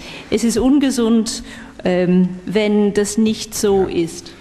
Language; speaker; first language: German; non-native, fluent; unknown